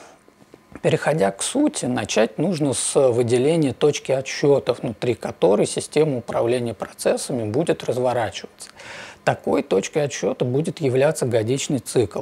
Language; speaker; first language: Russian; native; Russian